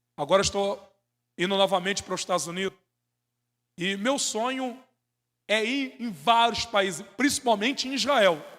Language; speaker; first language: Portuguese; native; Portuguese